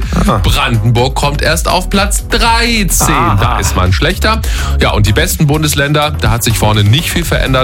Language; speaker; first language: German; native; German